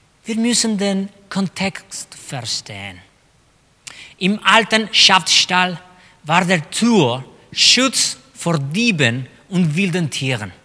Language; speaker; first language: German; non-native, fluent; Spanish